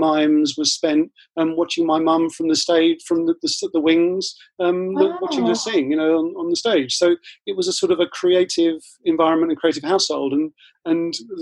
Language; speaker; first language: English; native; English